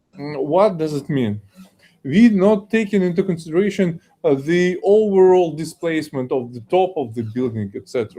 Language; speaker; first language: English; non-native, fluent; Ukrainian